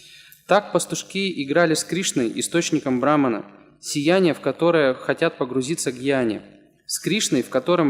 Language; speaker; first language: Russian; native; Russian